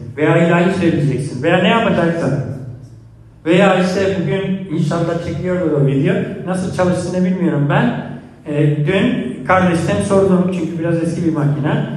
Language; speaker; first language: Turkish; non-native, fluent; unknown